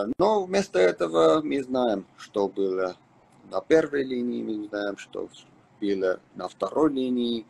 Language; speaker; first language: Russian; non-native, local second language; Armenian